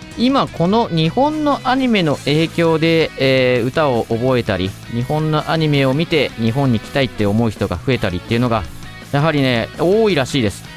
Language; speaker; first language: Japanese; native; Japanese